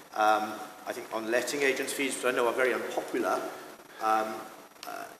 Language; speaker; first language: English; native; English